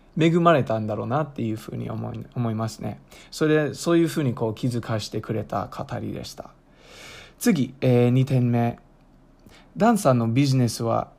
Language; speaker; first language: Japanese; non-native, fluent; English